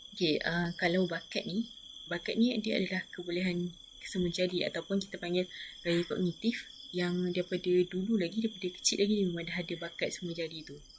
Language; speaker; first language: Malay; native; Malay